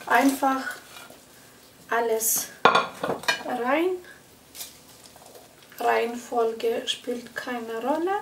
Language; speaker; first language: German; non-native, fluent; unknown